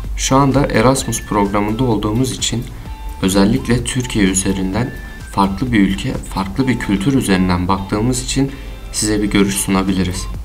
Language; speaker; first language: Turkish; non-native, learner; French